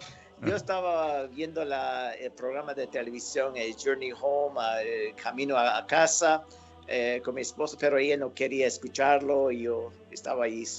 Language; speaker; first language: Spanish; non-native, fluent; English